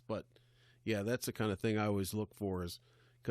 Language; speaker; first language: English; native; English